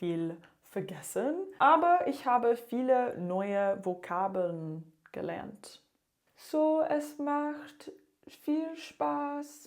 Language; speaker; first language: German; non-native, learner; English